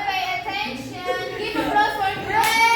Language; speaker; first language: English; non-native, learner; Indonesian